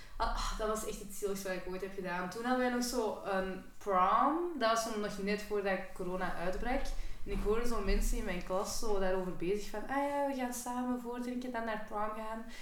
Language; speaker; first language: Dutch; native; Dutch